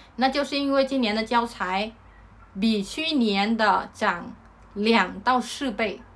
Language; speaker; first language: Chinese; non-native, fluent; Vietnamese